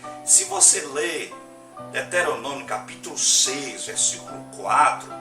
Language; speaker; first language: Portuguese; native; Portuguese